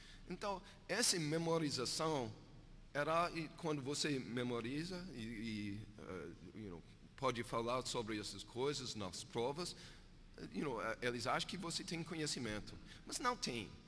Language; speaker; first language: Portuguese; non-native, learner; English